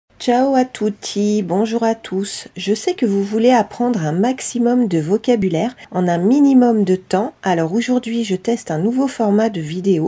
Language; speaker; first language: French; native; French